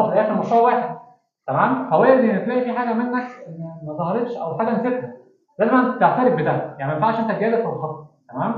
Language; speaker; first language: Arabic; native; Arabic